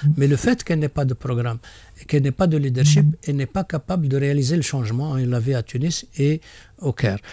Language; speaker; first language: French; non-native, local second language; Arabic